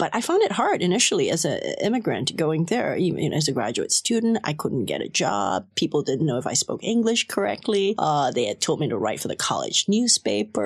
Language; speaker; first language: English; non-native, local second language; Cantonese